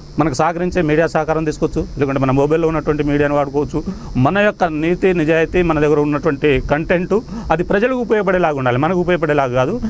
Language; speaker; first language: Telugu; non-native, local second language; Lambadi